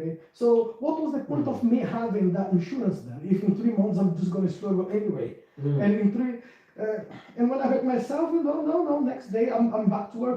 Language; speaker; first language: English; non-native, fluent; Portuguese